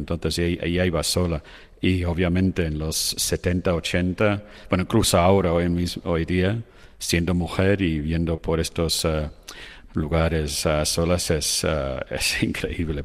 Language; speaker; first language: Spanish; non-native, fluent; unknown